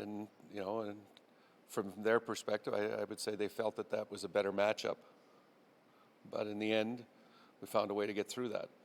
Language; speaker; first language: English; native; English